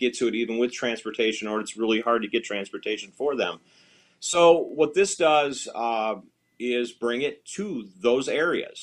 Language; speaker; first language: English; native; English